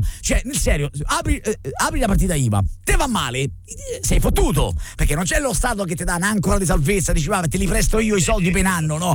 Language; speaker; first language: Italian; native; Italian